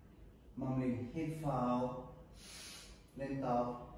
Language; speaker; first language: Vietnamese; non-native, learner; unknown